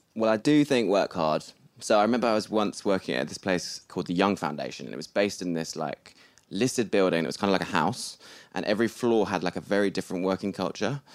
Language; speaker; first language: English; native; English